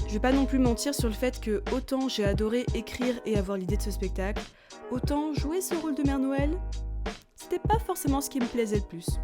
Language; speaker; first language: French; native; French